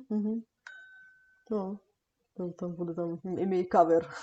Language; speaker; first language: Ukrainian; non-native, learner; Bulgarian